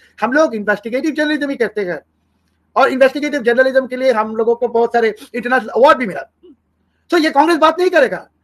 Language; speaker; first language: Hindi; non-native, fluent; Bangla